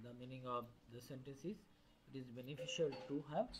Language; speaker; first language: English; non-native, local second language; Bangla